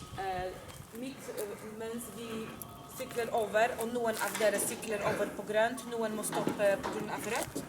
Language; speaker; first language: Norwegian; non-native, fluent; Polish